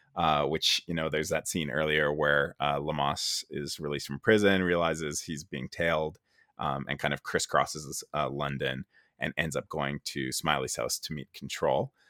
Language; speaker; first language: English; native; English